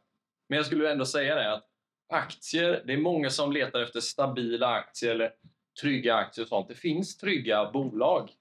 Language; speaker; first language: Swedish; native; Swedish